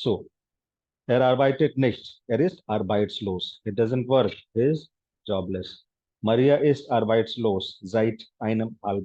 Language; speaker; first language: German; non-native, fluent; Hindi